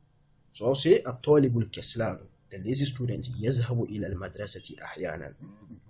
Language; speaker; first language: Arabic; non-native, fluent; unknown